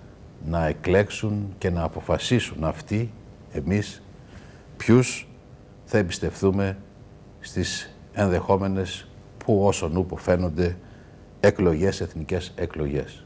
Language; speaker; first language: Greek; native; Greek